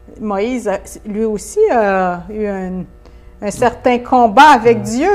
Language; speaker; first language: French; native; French